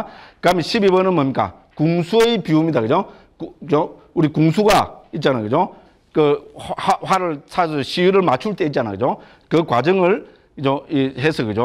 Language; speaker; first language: Korean; native; Korean